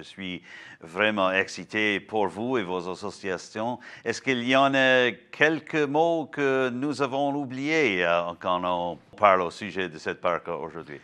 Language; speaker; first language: French; non-native, learner; English